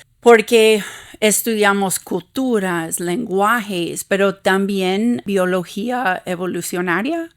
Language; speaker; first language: Spanish; non-native, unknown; English